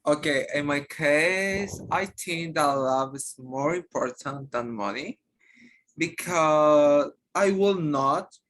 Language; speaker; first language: English; non-native, learner; Spanish